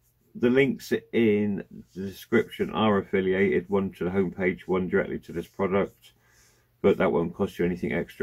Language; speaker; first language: English; native; English